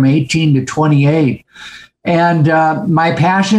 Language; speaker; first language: English; native; English